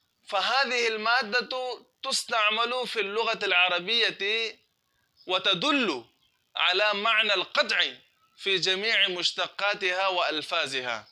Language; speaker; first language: Arabic; non-native, fluent; Urdu